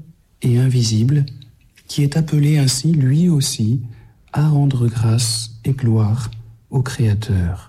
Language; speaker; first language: French; native; French